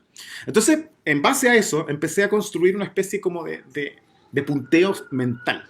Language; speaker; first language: Spanish; native; Spanish